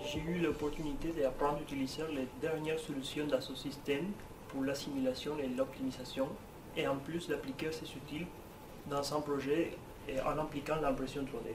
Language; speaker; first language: French; non-native, fluent; Spanish